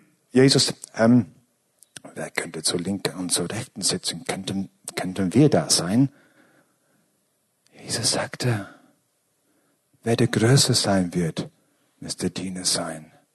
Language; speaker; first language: German; non-native, fluent; English